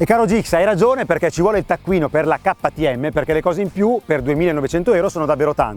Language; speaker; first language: Italian; native; Italian